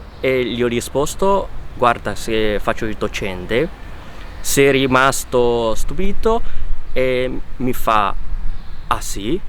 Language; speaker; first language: Italian; non-native, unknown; Chinese